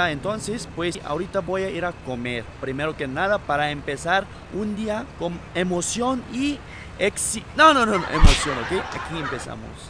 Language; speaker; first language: Spanish; non-native, fluent; Korean